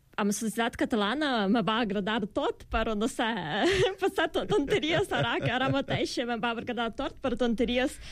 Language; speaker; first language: Catalan; non-native, fluent; Ukrainian